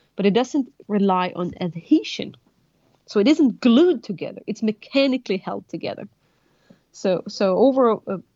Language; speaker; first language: English; non-native, fluent; Swedish